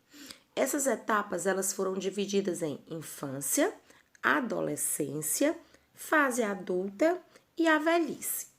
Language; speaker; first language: Portuguese; native; Portuguese